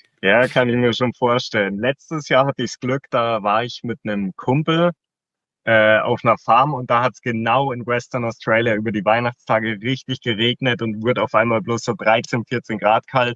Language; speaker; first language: German; native; German